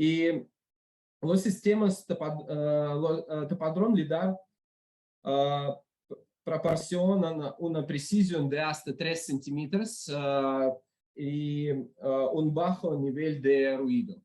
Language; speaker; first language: Spanish; non-native, learner; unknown